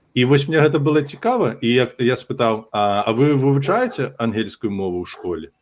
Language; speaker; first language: Belarusian; non-native, local second language; Russian